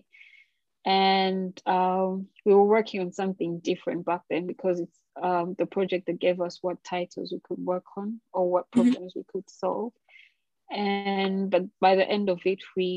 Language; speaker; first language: English; non-native, local second language; Ganda